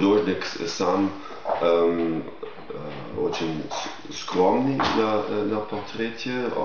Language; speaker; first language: Russian; non-native, fluent; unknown